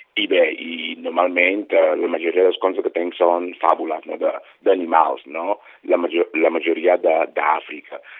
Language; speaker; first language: Catalan; non-native, fluent; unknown